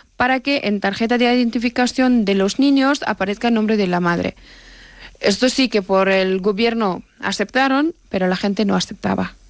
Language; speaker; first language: Spanish; non-native, fluent; Persian